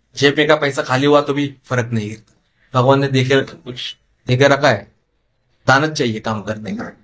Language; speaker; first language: Hindi; non-native, local second language; Marathi